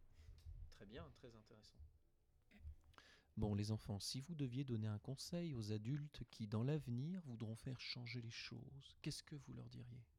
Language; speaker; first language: French; native; French